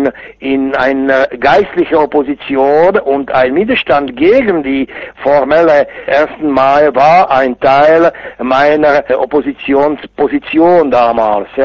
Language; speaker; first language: German; non-native, fluent; Czech